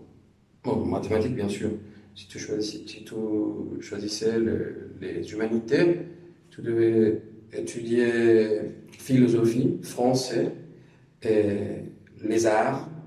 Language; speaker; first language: French; non-native, fluent; Spanish